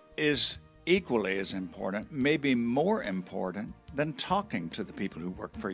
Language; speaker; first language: English; native; English